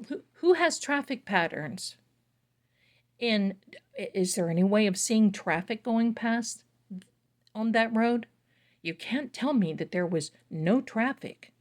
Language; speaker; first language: English; native; English